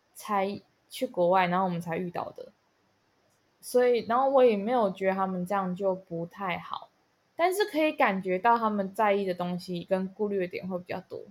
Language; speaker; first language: Chinese; native; Chinese